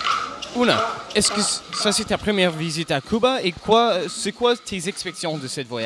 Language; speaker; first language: French; non-native, local second language; English